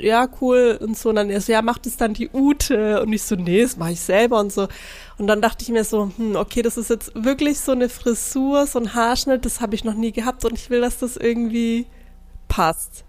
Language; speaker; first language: German; native; German